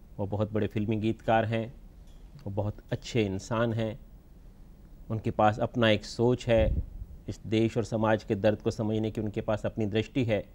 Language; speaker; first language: Hindi; native; Hindi